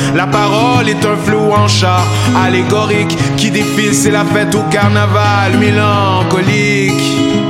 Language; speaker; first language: French; native; French